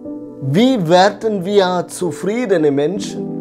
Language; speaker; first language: German; non-native, fluent; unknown